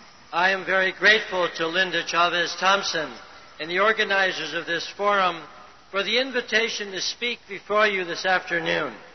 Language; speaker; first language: English; native; English